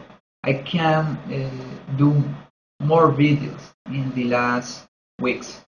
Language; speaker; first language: English; non-native, learner; Spanish